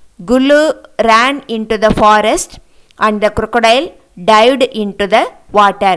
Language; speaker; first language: English; non-native, local second language; Tamil